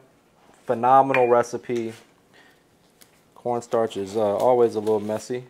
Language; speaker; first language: English; native; English